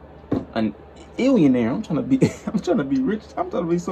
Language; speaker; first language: English; native; English